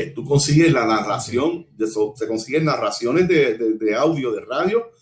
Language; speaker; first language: Spanish; native; Spanish